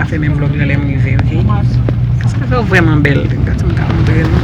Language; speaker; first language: French; non-native, learner; Haitian Creole